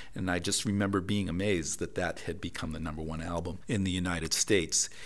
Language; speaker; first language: English; native; English